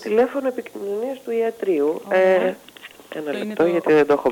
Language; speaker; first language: Greek; native; Greek